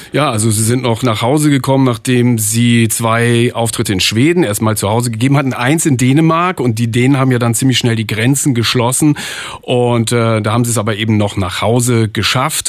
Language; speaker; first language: German; native; German